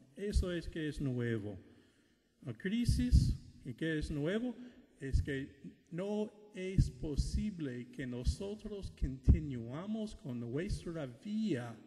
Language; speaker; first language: Spanish; non-native, fluent; English